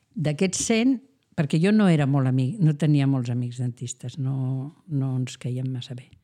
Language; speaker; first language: Catalan; non-native, local second language; Spanish